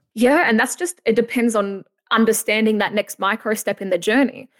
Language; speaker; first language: English; native; English